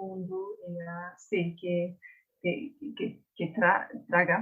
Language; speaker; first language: Portuguese; non-native, learner; English